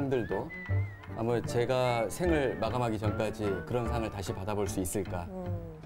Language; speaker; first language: Korean; native; Korean